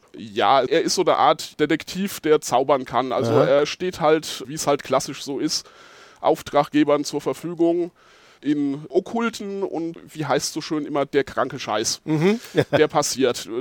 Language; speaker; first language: German; native; German